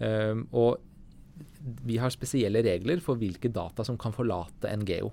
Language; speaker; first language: Norwegian; native; Norwegian